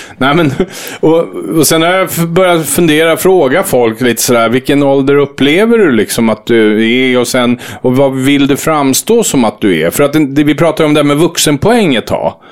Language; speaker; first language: Swedish; native; Swedish